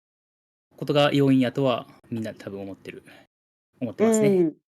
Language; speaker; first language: Japanese; native; Japanese